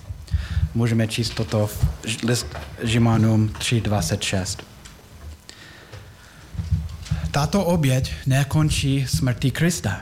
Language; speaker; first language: Czech; non-native, learner; English